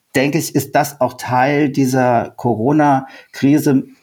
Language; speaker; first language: German; native; German